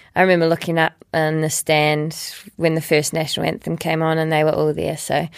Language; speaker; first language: English; native; English